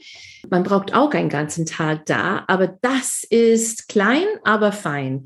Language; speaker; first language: German; non-native, fluent; English